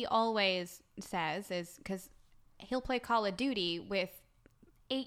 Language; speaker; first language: English; native; English